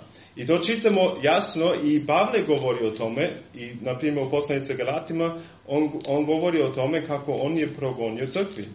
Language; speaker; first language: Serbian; non-native, fluent; German